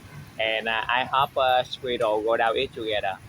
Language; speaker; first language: English; non-native, learner; Vietnamese